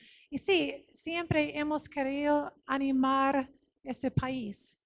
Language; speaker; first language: Spanish; non-native, fluent; English